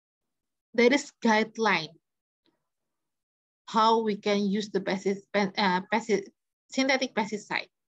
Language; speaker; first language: English; non-native, learner; Indonesian